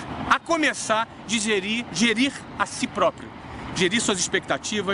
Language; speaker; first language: Portuguese; native; Portuguese